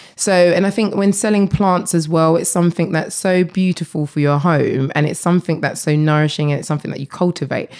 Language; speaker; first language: English; native; English